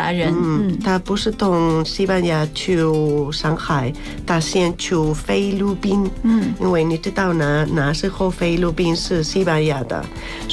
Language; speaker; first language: Chinese; non-native, fluent; Spanish